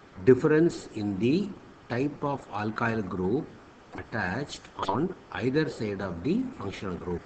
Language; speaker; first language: English; non-native, local second language; Tamil